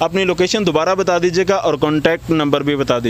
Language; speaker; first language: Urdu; non-native, local second language; Punjabi